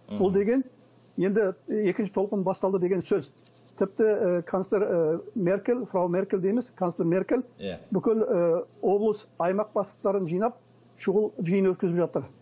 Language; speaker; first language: Kazakh; early bilingual, heritage; Kazakh